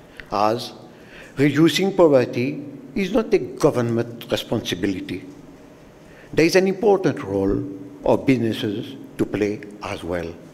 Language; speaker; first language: English; non-native, local second language; Morisyen